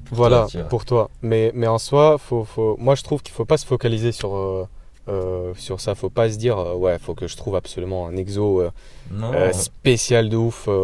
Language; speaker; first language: French; non-native, fluent; Ukrainian